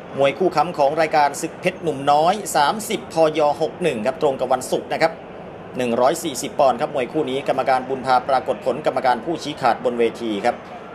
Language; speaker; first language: Thai; native; Thai